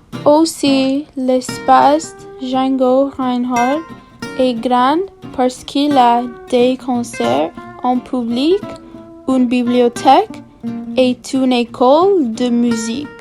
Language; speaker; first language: French; non-native, learner; English